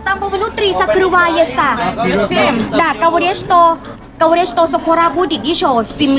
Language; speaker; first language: Russian; non-native, learner; Thai